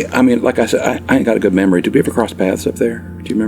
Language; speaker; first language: English; native; English